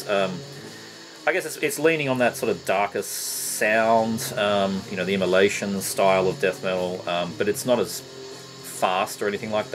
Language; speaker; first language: English; native; English